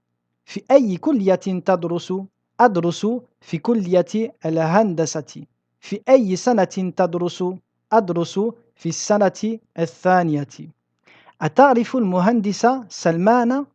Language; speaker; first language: Arabic; non-native, fluent; French